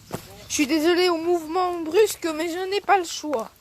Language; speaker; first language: French; native; French